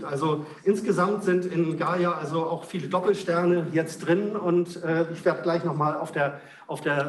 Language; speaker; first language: German; native; German